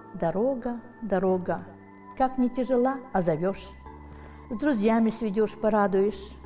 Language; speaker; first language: Russian; non-native, local second language; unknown